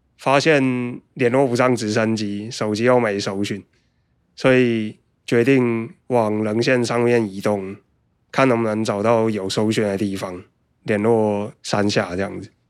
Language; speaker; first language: Chinese; native; Chinese